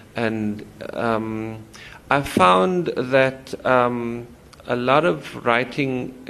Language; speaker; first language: English; native; English